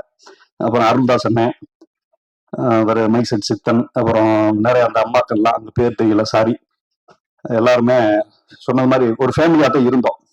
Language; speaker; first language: Tamil; native; Tamil